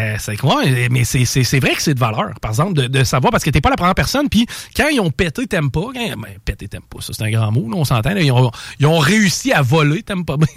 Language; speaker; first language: French; non-native, local second language; English